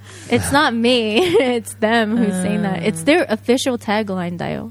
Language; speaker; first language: English; non-native, fluent; Japanese